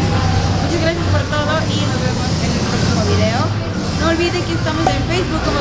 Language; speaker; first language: Spanish; native; Spanish